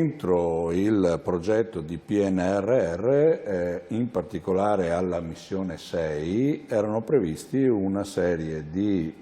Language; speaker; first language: Italian; native; Italian